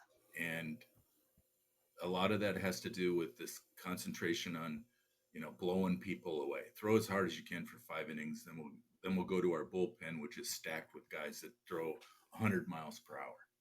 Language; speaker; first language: English; native; English